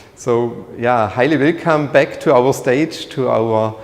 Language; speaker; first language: English; non-native, fluent; German